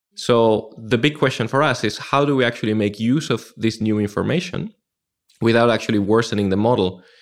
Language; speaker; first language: English; non-native, fluent; Spanish